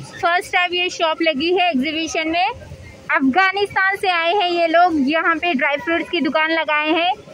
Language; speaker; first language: Hindi; native; Hindi